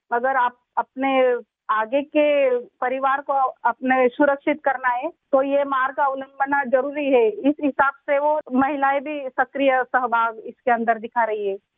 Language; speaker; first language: Hindi; non-native, local second language; Marathi